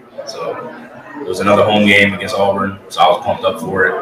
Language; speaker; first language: English; native; English